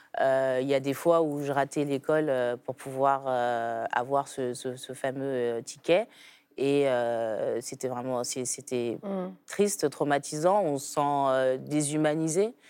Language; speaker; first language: French; early bilingual, other home language; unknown